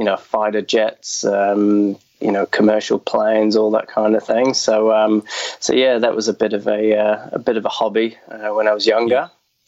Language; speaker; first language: English; native; English